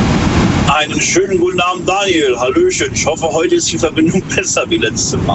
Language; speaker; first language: German; native; German